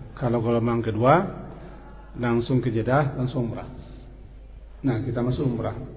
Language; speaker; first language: Malay; non-native, local second language; Minangkabau